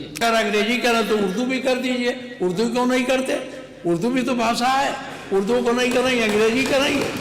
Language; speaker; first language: Hindi; native; Hindi